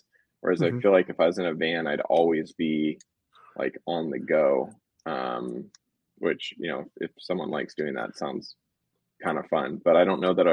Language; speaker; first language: English; native; English